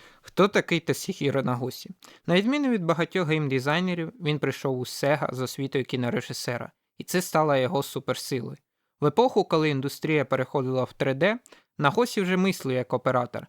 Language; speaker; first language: Ukrainian; native; Ukrainian